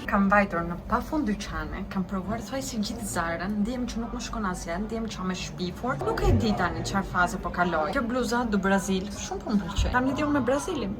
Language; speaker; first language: Albanian; early bilingual, heritage; Albanian